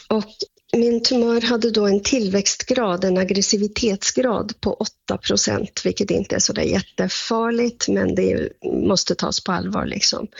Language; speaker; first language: Swedish; native; Swedish